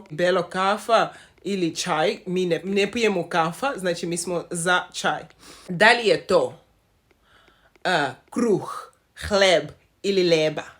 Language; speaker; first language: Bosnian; non-native, learner; Zulu